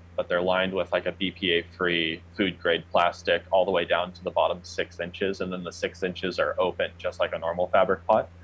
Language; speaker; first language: English; native; English